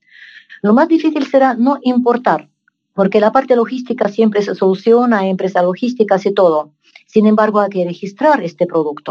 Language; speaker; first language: Spanish; non-native, fluent; Russian